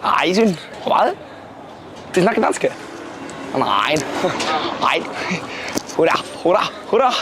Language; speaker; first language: Danish; non-native, learner; Icelandic